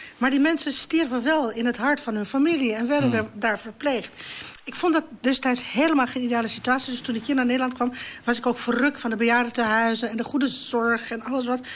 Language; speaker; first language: Dutch; non-native, fluent; Romanian